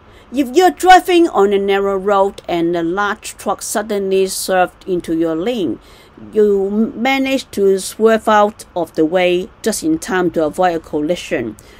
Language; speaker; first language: English; non-native, local second language; Cantonese